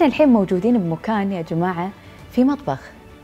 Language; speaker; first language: Arabic; native; Arabic